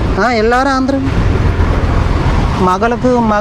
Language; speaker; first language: Malayalam; non-native, learner; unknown